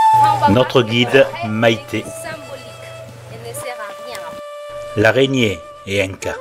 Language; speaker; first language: French; native; French